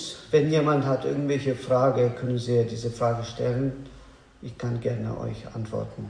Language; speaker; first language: German; non-native, learner; Azerbaijani